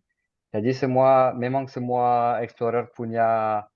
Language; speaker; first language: Indonesian; non-native, fluent; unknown